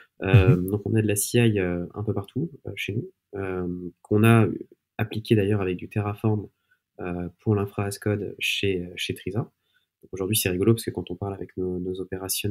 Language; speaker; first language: French; native; French